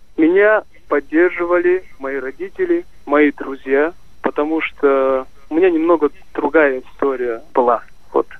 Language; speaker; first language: Russian; non-native, local second language; Kazakh